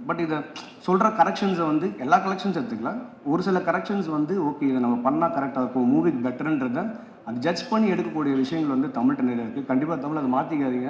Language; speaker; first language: Tamil; native; Tamil